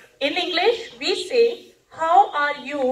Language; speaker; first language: English; non-native, local second language; Punjabi